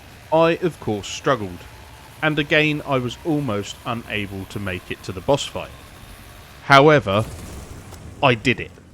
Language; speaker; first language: English; native; English